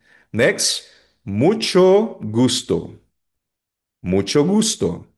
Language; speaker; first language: Spanish; non-native, fluent; Filipino